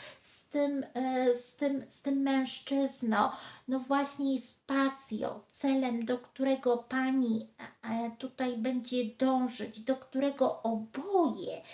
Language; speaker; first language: Polish; native; Polish